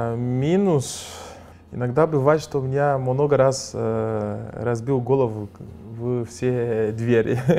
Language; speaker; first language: Russian; non-native, fluent; Portuguese